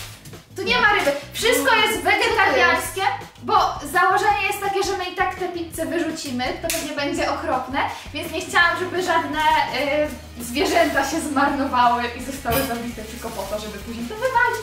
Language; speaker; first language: Polish; native; Polish